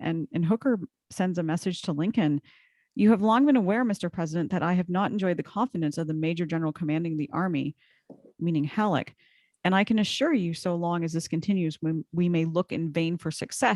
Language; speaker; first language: English; native; English